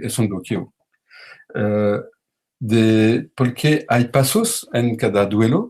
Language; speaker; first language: Spanish; non-native, learner; French